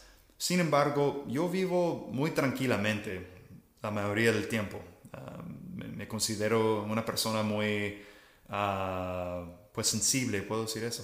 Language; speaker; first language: Spanish; non-native, fluent; English